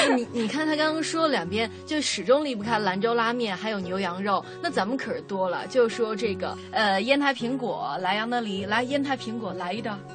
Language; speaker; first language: Chinese; native; Chinese